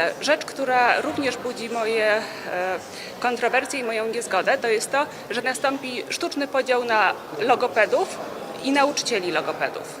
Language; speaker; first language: Polish; native; Polish